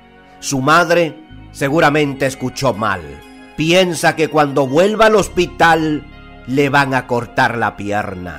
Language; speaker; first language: Spanish; native; Spanish